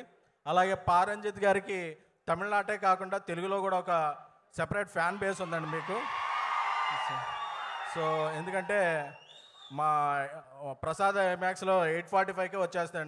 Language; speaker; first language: Telugu; native; Telugu